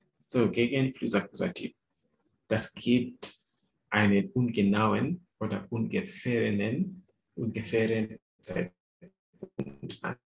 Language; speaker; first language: German; non-native, fluent; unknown